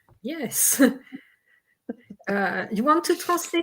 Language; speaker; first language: English; non-native, fluent; French